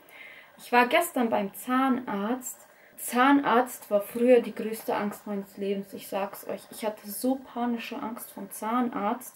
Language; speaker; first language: German; early bilingual, other home language; Russian